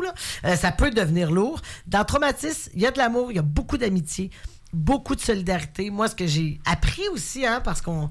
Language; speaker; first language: French; native; French